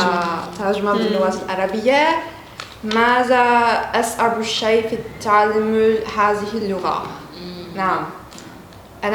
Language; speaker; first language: Arabic; non-native, learner; Turkish